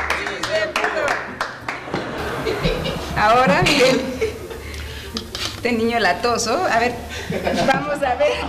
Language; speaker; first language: Spanish; native; Spanish